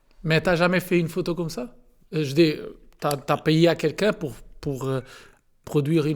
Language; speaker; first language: French; non-native, learner; Portuguese